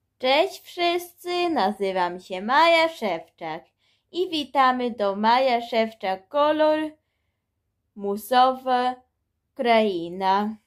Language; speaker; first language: Polish; early bilingual, heritage; Polish